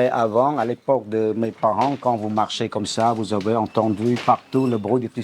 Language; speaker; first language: French; non-native, fluent; Khmer